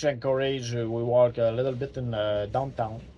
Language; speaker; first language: English; non-native, learner; French